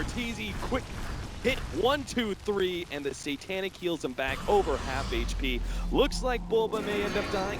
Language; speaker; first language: English; native; English